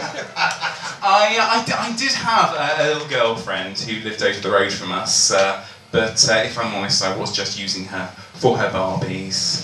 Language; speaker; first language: English; native; English